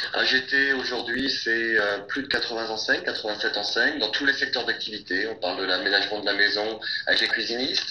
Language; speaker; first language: French; native; French